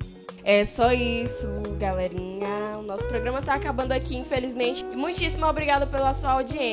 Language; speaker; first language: Portuguese; native; Portuguese